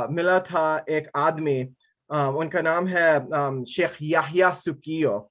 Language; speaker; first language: Urdu; early bilingual, other home language; English